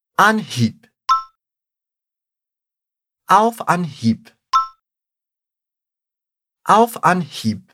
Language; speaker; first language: German; non-native, fluent; Portuguese